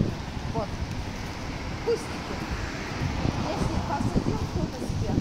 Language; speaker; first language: Russian; native; Russian